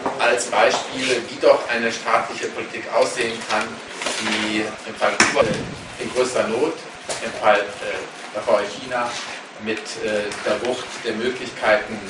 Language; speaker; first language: German; native; German